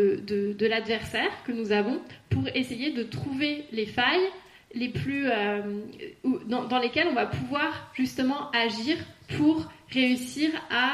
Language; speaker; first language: French; native; French